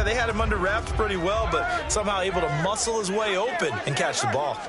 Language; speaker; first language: English; native; English